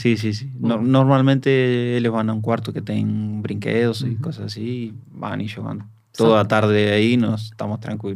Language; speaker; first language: Portuguese; non-native, learner; Spanish